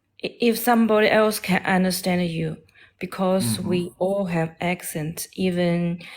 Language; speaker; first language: English; non-native, learner; Chinese